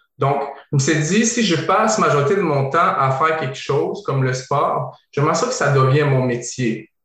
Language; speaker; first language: French; early bilingual, other home language; Bosnian